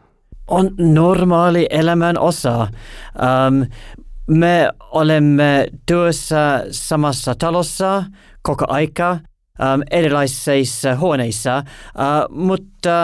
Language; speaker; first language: Finnish; non-native, fluent; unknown